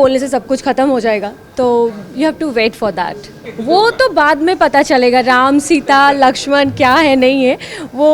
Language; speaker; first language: Hindi; non-native, local second language; Bangla